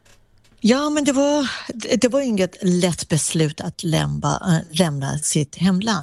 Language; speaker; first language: Swedish; non-native, fluent; Persian